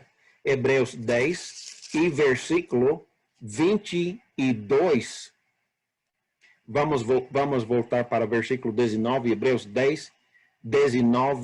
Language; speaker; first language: Portuguese; non-native, fluent; English